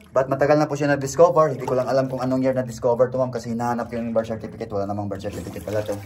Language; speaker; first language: Filipino; non-native, local second language; Cebuano